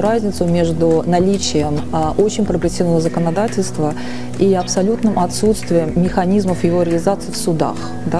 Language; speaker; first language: Russian; native; Russian